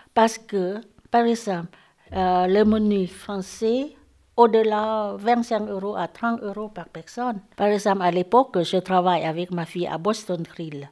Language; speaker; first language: French; non-native, learner; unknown